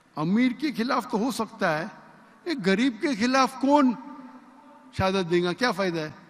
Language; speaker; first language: Urdu; non-native, local second language; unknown